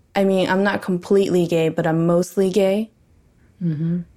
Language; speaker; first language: English; early bilingual, other home language; Chinese